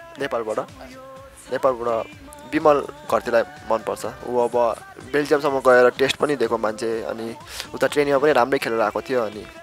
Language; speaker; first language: Nepali; early bilingual, heritage; Nepali